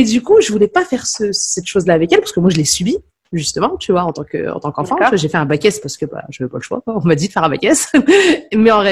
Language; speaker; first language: French; native; French